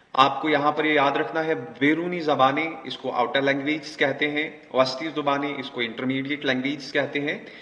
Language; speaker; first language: Urdu; non-native, local second language; Kashmiri